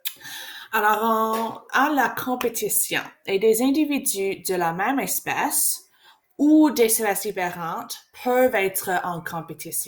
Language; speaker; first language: French; non-native, learner; English